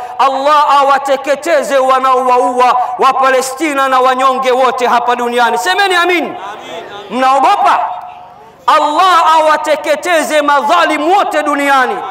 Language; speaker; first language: Swahili; native; Swahili